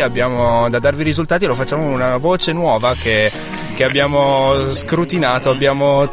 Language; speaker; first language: Italian; native; Italian